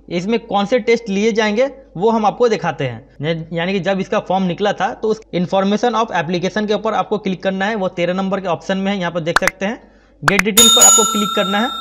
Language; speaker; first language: Hindi; non-native, local second language; Bangla